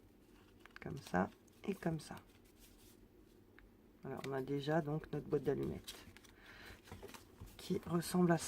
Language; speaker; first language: French; native; French